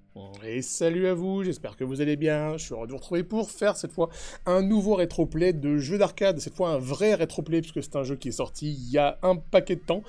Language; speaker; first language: French; native; French